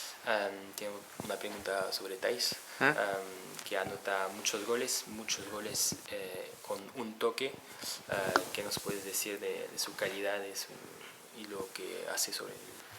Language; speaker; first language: Spanish; non-native, learner; French